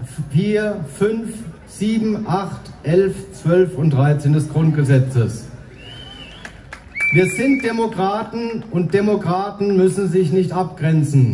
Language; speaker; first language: German; native; German